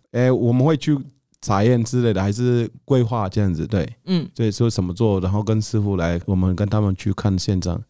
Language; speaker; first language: Chinese; non-native, fluent; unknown